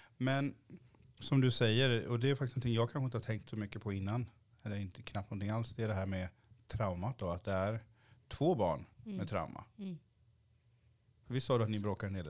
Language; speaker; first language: Swedish; early bilingual, other home language; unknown